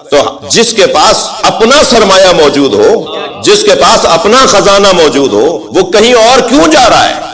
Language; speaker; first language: Urdu; native; Urdu